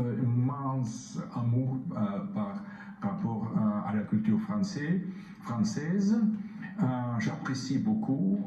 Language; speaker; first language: French; non-native, fluent; Russian